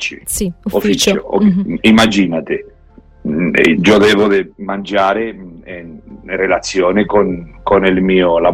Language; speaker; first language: Italian; non-native, fluent; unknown